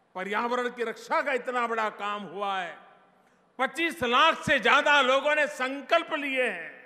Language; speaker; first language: Hindi; non-native, local second language; Gujarati